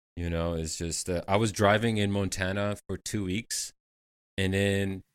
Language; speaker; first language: English; non-native, fluent; Persian